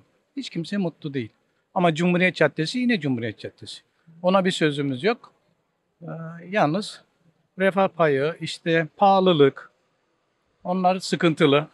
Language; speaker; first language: Turkish; native; Turkish